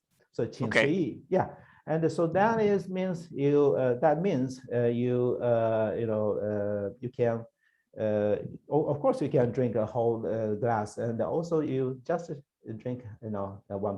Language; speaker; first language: English; non-native, learner; Chinese